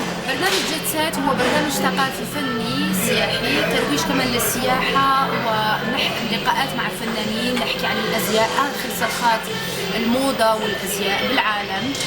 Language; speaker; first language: Arabic; native; Arabic